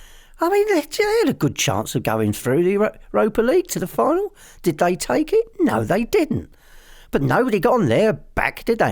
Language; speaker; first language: English; native; English